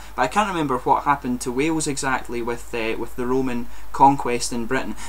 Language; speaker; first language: English; native; English